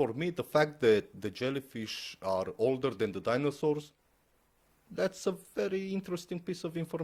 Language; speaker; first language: English; non-native, fluent; Romanian